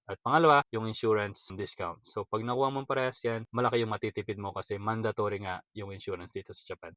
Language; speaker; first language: Filipino; native; Filipino